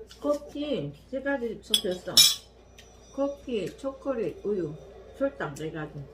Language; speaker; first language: Korean; non-native, learner; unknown